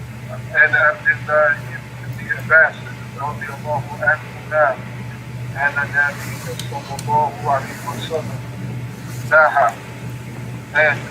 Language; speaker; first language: Arabic; non-native, learner; English